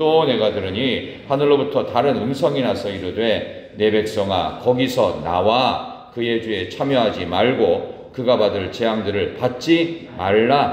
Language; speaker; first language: Korean; native; Korean